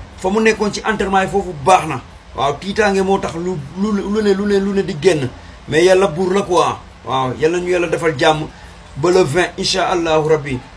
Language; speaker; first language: Wolof; non-native, local second language; Serer